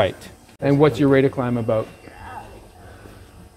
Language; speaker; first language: English; native; English